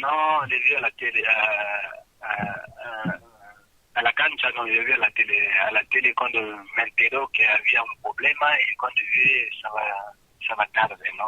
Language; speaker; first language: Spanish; non-native, fluent; French